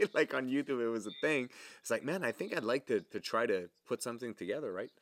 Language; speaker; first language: English; non-native, fluent; French